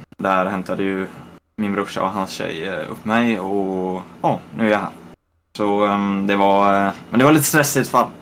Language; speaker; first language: Swedish; native; Swedish